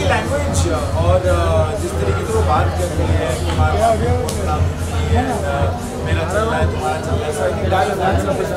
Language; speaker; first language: Hindi; native; Hindi